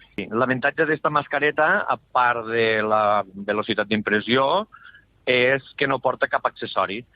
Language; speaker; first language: Catalan; native; Catalan